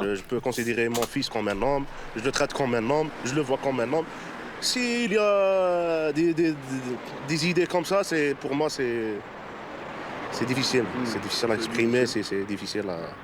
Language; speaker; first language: French; non-native, learner; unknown